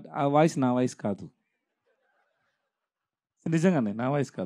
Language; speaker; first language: Telugu; non-native, learner; Tamil